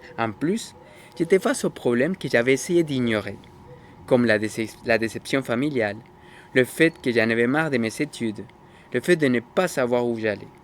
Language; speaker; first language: French; non-native, fluent; Spanish